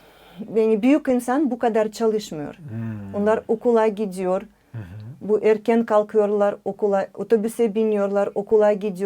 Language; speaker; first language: Turkish; non-native, learner; Russian